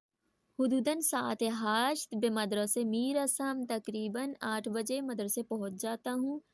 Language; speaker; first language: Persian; non-native, fluent; Urdu